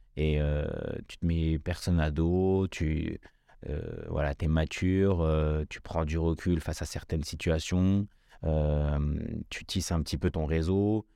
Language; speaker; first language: French; early bilingual, other home language; Kabyle